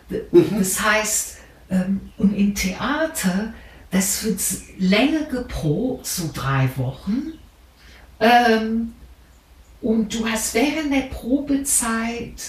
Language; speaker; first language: German; non-native, fluent; English